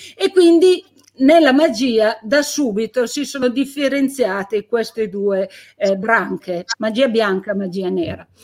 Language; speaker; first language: Italian; native; Italian